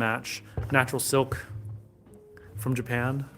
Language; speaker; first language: English; native; English